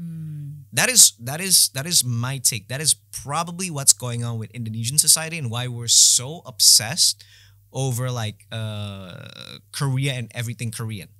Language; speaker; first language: English; non-native, fluent; Indonesian